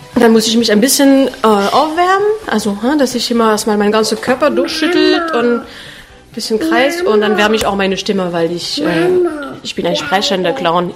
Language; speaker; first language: German; non-native, fluent; French